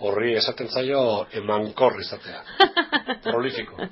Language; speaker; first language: Basque; native; Basque